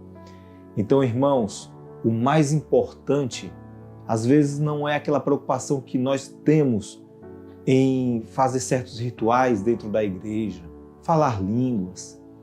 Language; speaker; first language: Portuguese; native; Portuguese